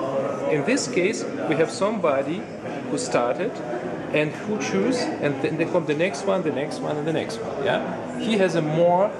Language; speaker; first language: English; non-native, learner; German